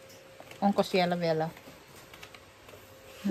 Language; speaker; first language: Finnish; non-native, learner; Filipino